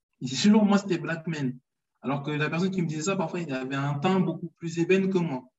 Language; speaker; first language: French; early bilingual, other home language; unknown